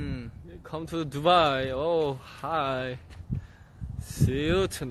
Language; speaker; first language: English; non-native, learner; Korean